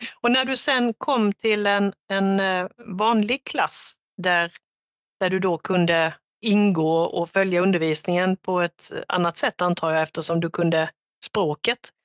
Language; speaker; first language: Swedish; native; Swedish